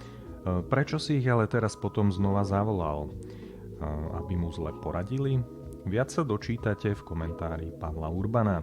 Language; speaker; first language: Slovak; native; Slovak